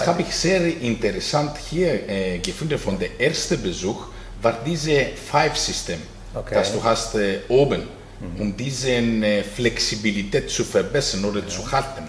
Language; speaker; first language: German; non-native, fluent; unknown